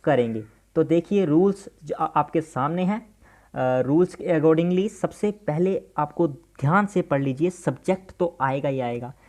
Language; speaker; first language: Hindi; non-native, local second language; Punjabi